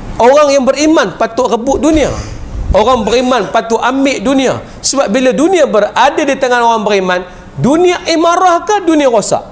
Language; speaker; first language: Malay; native; Malay